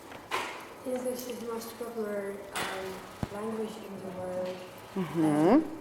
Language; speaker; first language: English; non-native, learner; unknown